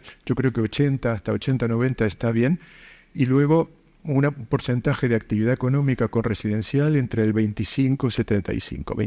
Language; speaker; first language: Spanish; native; Spanish